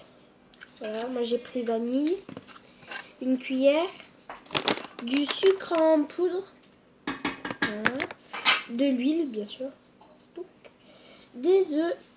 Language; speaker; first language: French; native; French